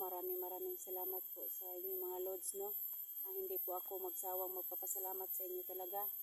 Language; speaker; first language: Filipino; native; Filipino